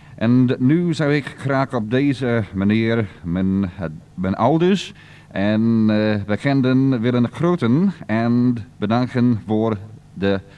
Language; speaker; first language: Dutch; non-native, learner; English